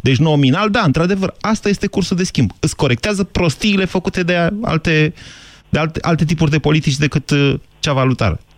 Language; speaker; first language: Romanian; native; Romanian